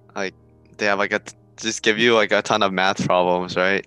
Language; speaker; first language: English; native; English